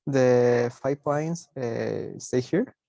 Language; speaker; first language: English; non-native, learner; Spanish